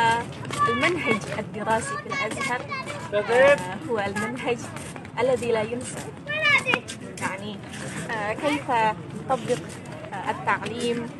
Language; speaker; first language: Arabic; non-native, fluent; Indonesian